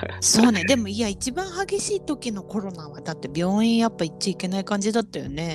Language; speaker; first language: Japanese; native; Japanese